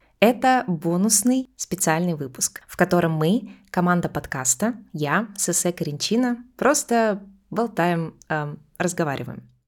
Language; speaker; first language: Russian; native; Russian